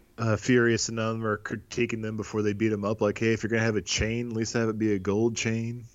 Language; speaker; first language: English; native; English